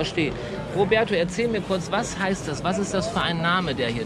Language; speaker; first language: German; native; German